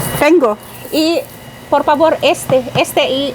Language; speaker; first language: Spanish; non-native, learner; Filipino